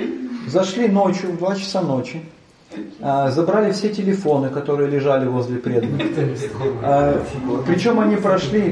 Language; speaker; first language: Russian; native; Russian